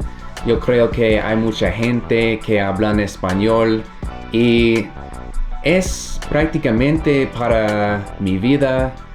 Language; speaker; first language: Spanish; non-native, learner; English